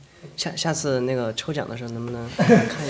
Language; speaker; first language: Chinese; native; Chinese